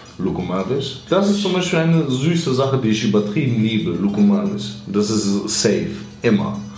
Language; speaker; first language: German; early bilingual, other home language; Greek